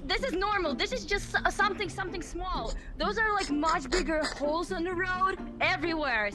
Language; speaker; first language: English; non-native, fluent; Russian